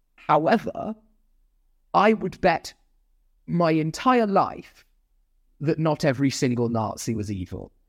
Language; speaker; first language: English; native; English